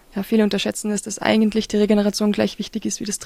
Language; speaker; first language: German; native; German